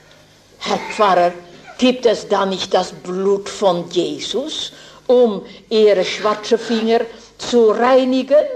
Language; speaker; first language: German; non-native, fluent; Dutch